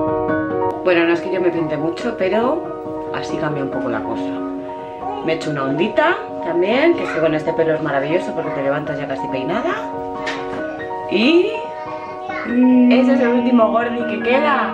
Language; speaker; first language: Spanish; native; Spanish